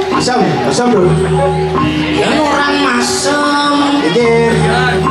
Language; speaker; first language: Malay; non-native, local second language; Balinese